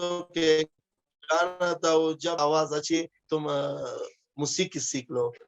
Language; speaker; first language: Hindi; non-native, fluent; Pashto